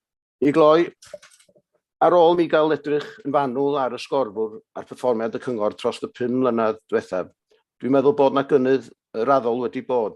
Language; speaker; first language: Welsh; native; Welsh